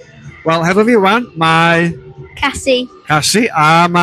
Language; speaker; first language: Welsh; native; Welsh